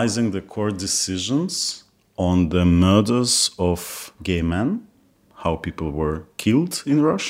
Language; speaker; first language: English; non-native, fluent; Kazakh